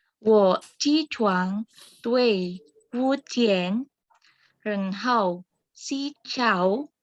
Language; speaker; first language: Chinese; non-native, learner; Indonesian